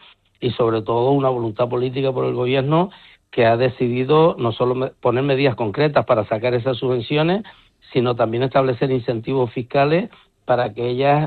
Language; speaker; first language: Spanish; native; Spanish